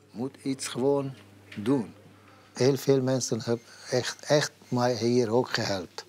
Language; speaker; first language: Dutch; non-native, learner; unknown